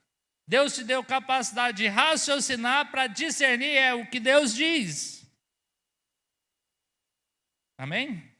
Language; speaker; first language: Portuguese; native; Portuguese